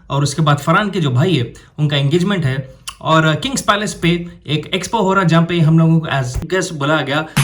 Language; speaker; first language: Hindi; non-native, local second language; Urdu